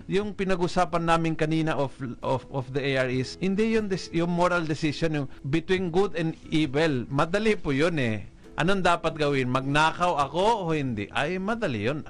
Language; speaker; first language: Filipino; non-native, local second language; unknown